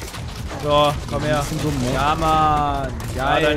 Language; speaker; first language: German; native; German